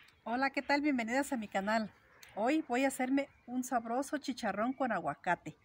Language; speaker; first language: Spanish; native; Spanish